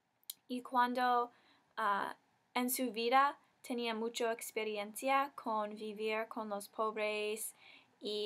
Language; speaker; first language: Spanish; non-native, learner; English